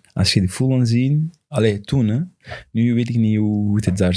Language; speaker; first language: Dutch; non-native, fluent; Portuguese